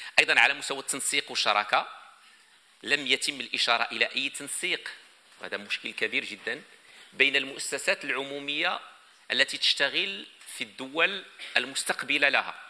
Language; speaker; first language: Arabic; native; Arabic